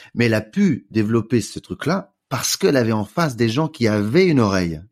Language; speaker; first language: French; native; French